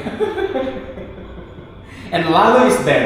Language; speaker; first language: English; non-native, local second language; Indonesian